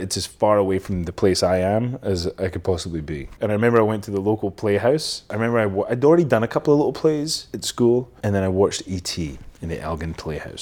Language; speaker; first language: English; native; English